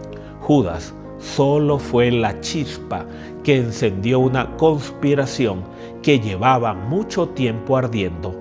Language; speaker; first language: Spanish; native; Spanish